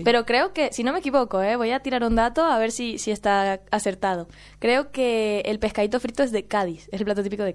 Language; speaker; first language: Spanish; native; Spanish